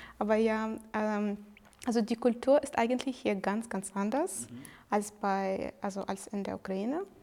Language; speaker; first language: German; non-native, fluent; Ukrainian